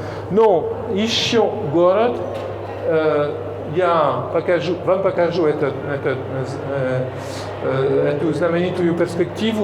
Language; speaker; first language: Russian; non-native, fluent; French